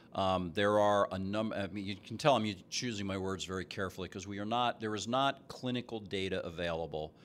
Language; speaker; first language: English; native; English